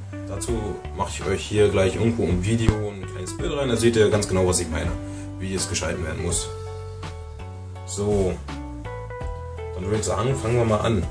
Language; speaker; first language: German; native; German